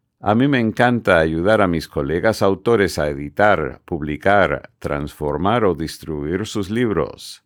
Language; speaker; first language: Spanish; non-native, fluent; English